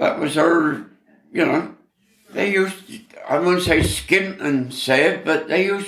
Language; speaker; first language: English; native; English